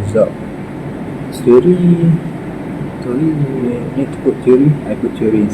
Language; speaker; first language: English; non-native, learner; Malay